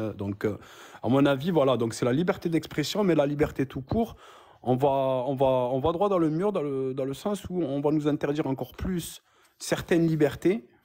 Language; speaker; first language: French; early bilingual, other home language; Arabic